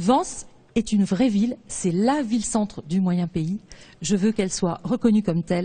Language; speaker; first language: French; native; French